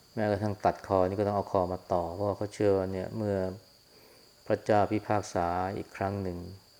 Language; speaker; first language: Thai; native; Thai